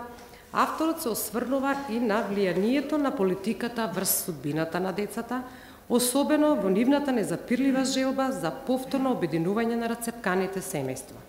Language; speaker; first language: Macedonian; native; Macedonian